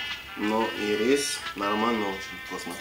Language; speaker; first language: Russian; non-native, learner; Arabic